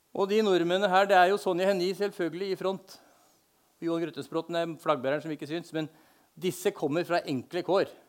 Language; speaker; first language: Norwegian; native; Norwegian